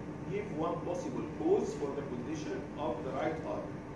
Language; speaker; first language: English; non-native, fluent; Arabic